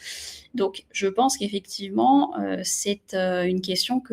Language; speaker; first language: French; native; French